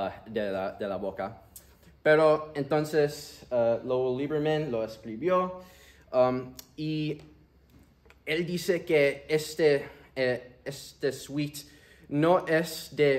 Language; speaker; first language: Spanish; early bilingual, heritage; Spanish